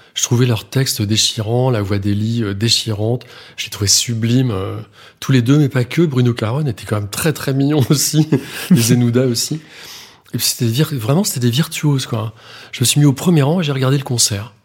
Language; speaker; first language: French; native; French